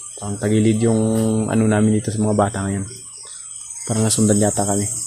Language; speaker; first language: Filipino; non-native, local second language; Cebuano